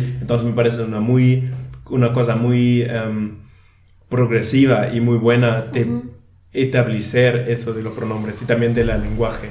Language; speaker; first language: Spanish; non-native, fluent; German